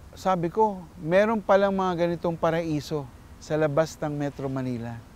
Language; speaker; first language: Filipino; native; Filipino